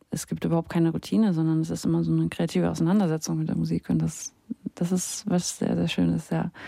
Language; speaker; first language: German; early bilingual, other home language; Russian